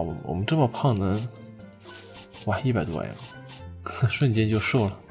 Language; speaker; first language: Chinese; native; Chinese